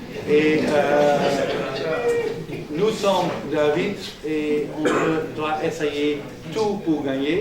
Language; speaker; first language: French; non-native, local second language; Dutch